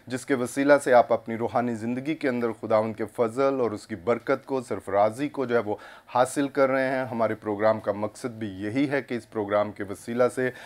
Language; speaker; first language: Urdu; non-native, local second language; Punjabi